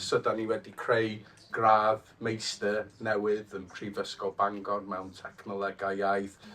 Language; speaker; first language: Welsh; non-native, fluent; English